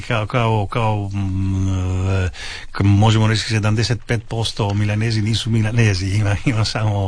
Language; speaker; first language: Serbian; non-native, fluent; Italian